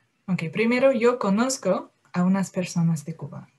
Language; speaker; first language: Spanish; non-native, fluent; English